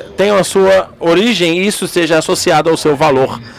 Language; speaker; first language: Portuguese; non-native, learner; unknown